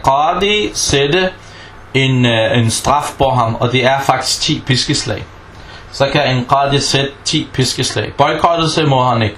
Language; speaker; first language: Danish; non-native, fluent; Arabic